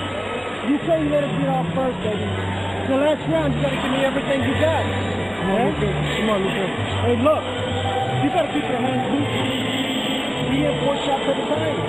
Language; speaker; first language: English; native; English